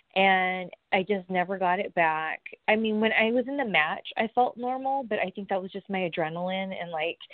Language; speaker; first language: English; native; English